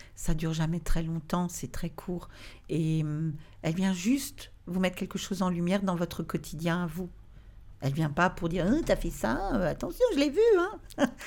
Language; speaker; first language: French; native; French